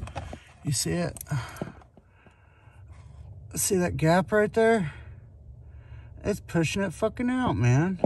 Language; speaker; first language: English; native; English